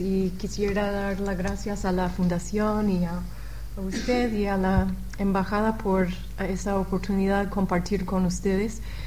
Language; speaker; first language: Spanish; non-native, fluent; English